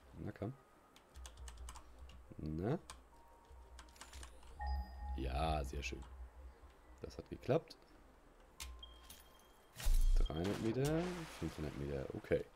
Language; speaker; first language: German; native; German